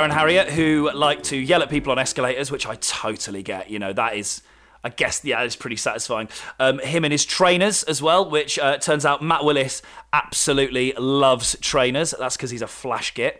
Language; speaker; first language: English; native; English